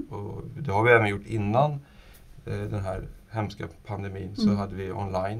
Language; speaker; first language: Swedish; non-native, fluent; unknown